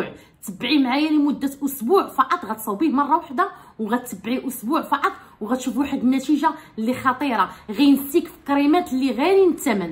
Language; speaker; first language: Arabic; native; Arabic